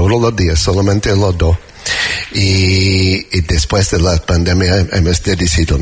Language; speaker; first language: Spanish; non-native, learner; English